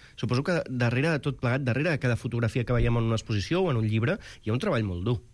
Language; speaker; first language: Catalan; native; Catalan